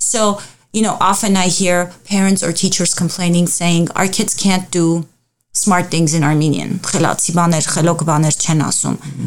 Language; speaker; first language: English; early bilingual, other home language; Armenian